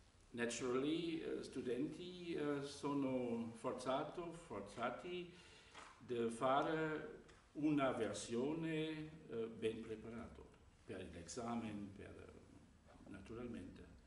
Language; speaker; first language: Italian; non-native, learner; German